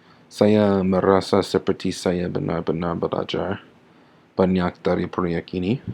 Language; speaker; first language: Indonesian; non-native, learner; English